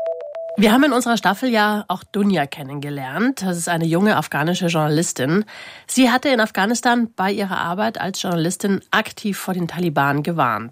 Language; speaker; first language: German; native; German